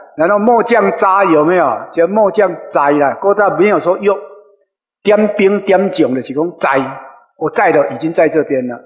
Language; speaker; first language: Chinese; non-native, local second language; Min Nan Chinese